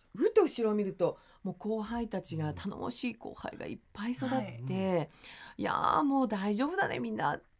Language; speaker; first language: Japanese; native; Japanese